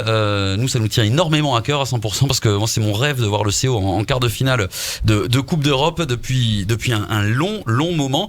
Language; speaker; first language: French; native; French